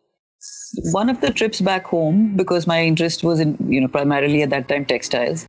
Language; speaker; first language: English; non-native, local second language; Hindi